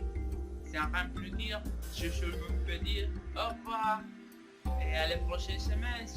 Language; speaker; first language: French; non-native, learner; Spanish